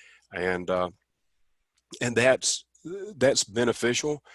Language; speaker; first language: English; native; English